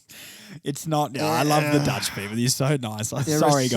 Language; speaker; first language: English; native; English